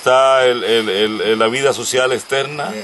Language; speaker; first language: Spanish; native; Spanish